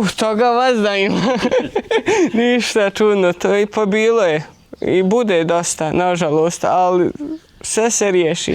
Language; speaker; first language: Bosnian; early bilingual, heritage; Bosnian